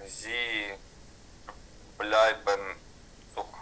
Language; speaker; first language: German; non-native, learner; Ukrainian